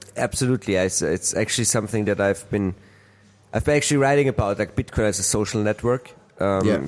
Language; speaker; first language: English; non-native, fluent; German